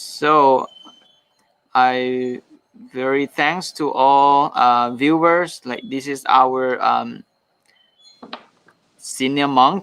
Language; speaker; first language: English; non-native, fluent; Thai